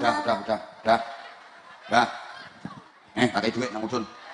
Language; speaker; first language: Indonesian; non-native, local second language; Javanese